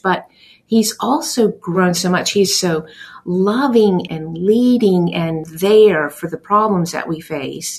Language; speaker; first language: English; native; English